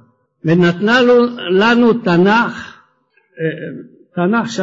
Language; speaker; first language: Hebrew; non-native, fluent; French